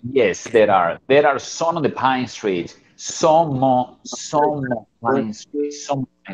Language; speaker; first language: English; non-native, fluent; Spanish